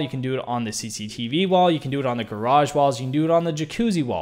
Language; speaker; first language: English; native; English